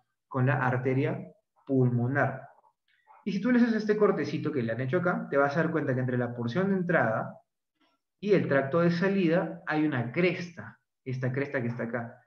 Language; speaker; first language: Spanish; native; Spanish